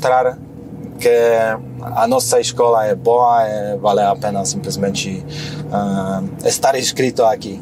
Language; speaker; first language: Portuguese; non-native, fluent; Polish